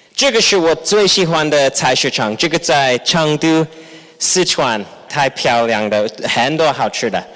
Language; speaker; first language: Chinese; non-native, fluent; English